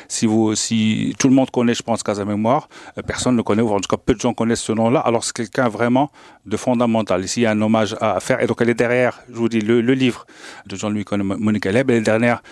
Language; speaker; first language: French; non-native, local second language; Arabic